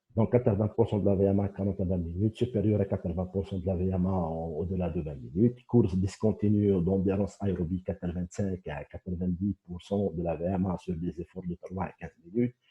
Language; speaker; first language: French; non-native, local second language; Arabic